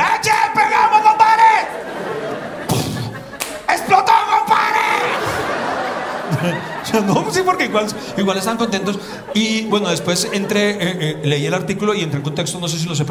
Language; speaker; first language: Spanish; native; Spanish